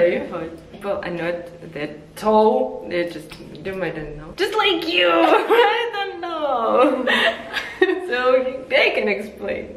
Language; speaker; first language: English; non-native, learner; Russian